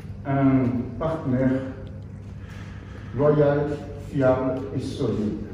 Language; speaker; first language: French; non-native, fluent; Portuguese